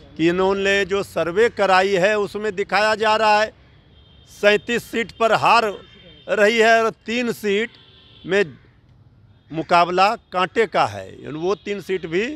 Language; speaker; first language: Hindi; native; Hindi